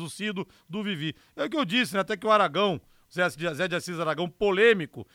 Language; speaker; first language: Portuguese; native; Portuguese